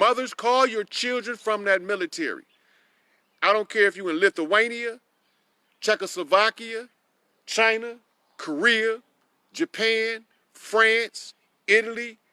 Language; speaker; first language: English; native; English